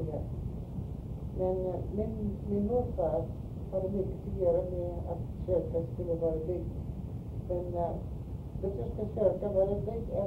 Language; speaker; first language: Swedish; early bilingual, heritage; Swedish